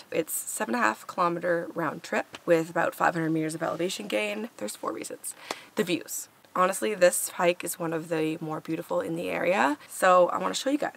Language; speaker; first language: English; native; English